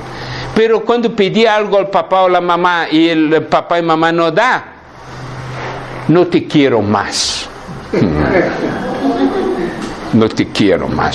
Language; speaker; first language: Spanish; non-native, fluent; Portuguese